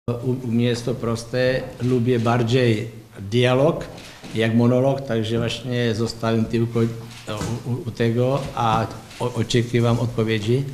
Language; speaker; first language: Polish; non-native, learner; Czech